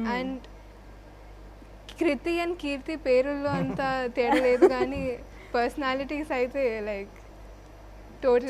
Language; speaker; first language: Telugu; non-native, fluent; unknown